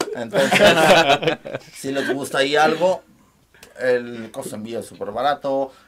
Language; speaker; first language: Spanish; native; Spanish